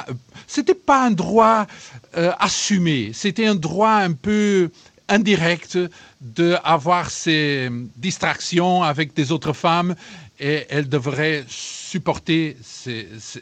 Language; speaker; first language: French; non-native, fluent; Portuguese